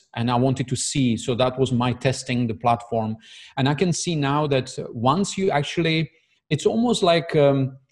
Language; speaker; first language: English; non-native, fluent; Czech